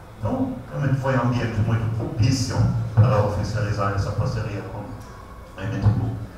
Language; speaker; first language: Portuguese; native; Portuguese